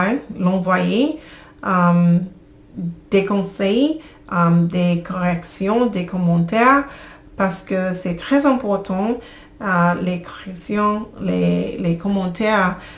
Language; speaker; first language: French; non-native, learner; English